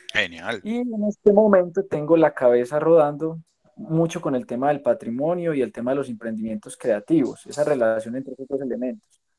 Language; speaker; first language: Spanish; native; Spanish